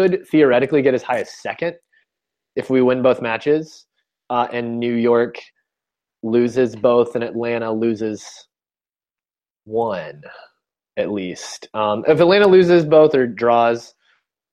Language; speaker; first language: English; native; English